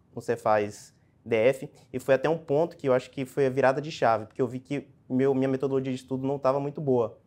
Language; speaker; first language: Portuguese; native; Portuguese